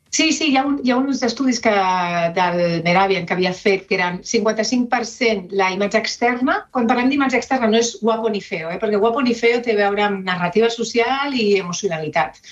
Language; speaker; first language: Catalan; non-native, local second language; Spanish